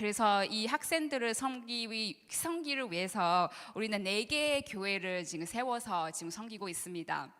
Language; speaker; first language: Korean; non-native, learner; Chinese